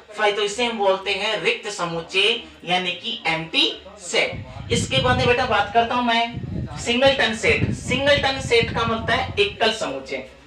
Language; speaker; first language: Hindi; native; Hindi